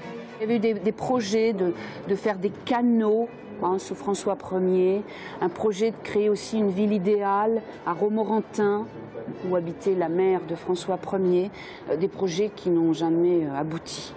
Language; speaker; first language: French; native; French